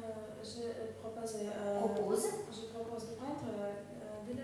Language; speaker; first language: French; non-native, learner; Russian